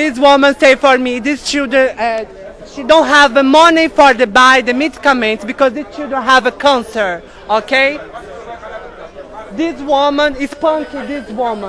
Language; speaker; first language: English; non-native, learner; Spanish